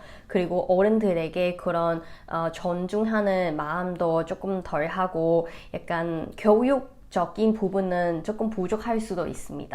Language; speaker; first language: Korean; non-native, fluent; Cantonese